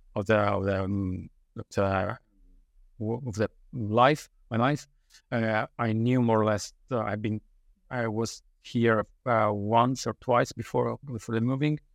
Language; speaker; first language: English; non-native, learner; Italian